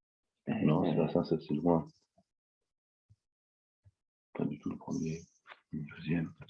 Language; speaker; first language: French; native; French